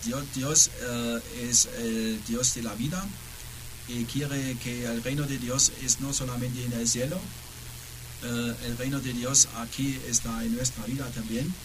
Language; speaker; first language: Spanish; non-native, learner; German